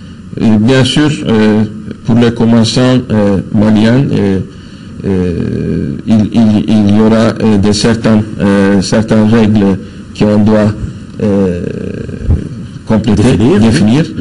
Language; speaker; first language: French; non-native, fluent; Turkish